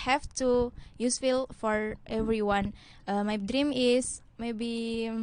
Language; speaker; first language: English; non-native, learner; Indonesian